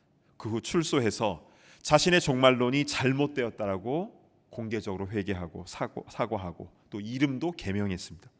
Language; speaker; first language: Korean; native; Korean